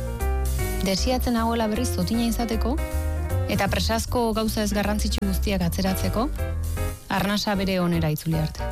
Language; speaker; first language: Basque; native; Basque